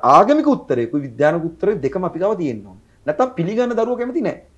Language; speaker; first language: Sinhala; native; Sinhala